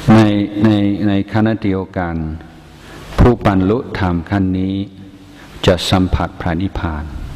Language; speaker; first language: Thai; non-native, fluent; English